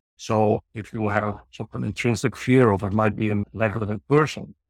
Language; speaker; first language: English; non-native, fluent; Dutch